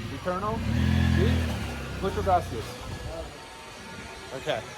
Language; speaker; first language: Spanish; non-native, learner; English